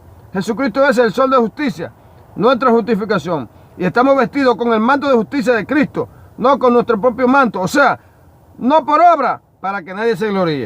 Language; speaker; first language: Spanish; native; Spanish